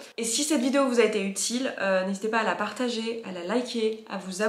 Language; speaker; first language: French; native; French